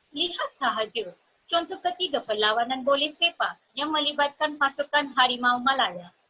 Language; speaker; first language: Malay; non-native, local second language; Tamil